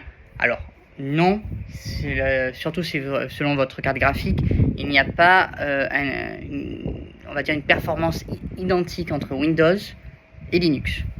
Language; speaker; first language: French; native; French